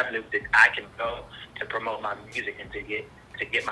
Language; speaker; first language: English; native; English